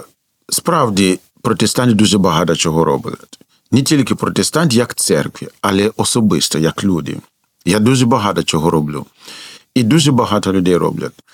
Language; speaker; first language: Ukrainian; non-native, fluent; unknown